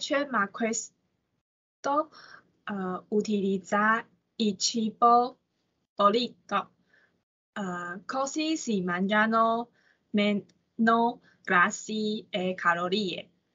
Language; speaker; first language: Italian; non-native, learner; Chinese